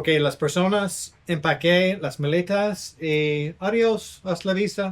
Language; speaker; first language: Spanish; non-native, learner; English